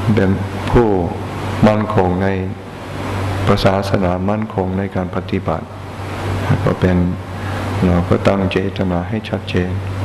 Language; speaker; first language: Thai; non-native, fluent; English